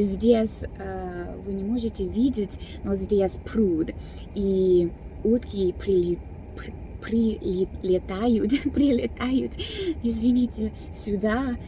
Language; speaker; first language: Russian; non-native, learner; English